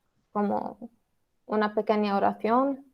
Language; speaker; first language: Spanish; non-native, learner; Arabic